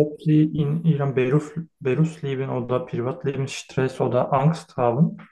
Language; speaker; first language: German; non-native, learner; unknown